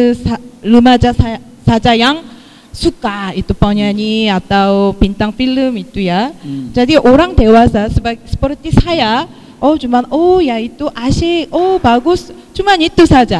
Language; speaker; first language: Indonesian; non-native, fluent; Korean